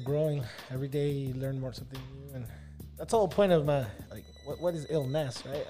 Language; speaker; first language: English; native; English